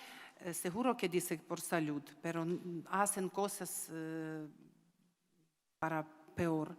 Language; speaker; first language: Spanish; non-native, learner; Ukrainian